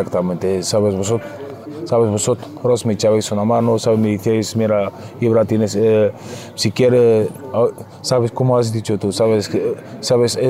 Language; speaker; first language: Spanish; non-native, fluent; Arabic